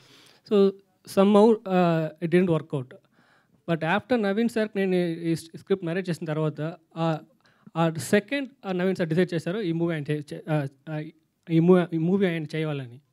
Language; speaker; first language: Telugu; non-native, local second language; Tamil